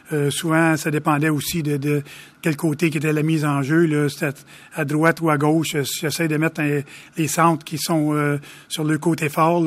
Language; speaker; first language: French; native; French